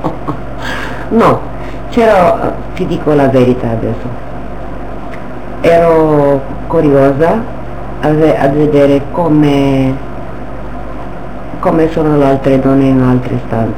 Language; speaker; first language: Italian; non-native, learner; Romanian